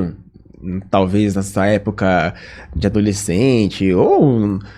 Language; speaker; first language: Portuguese; native; Portuguese